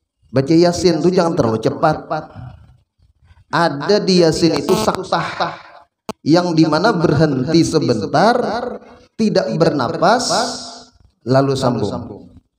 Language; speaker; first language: Indonesian; non-native, local second language; Banjar